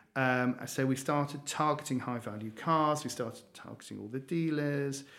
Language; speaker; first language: English; native; English